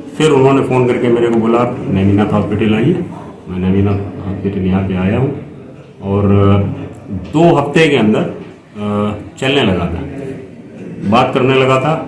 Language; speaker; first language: Hindi; native; Hindi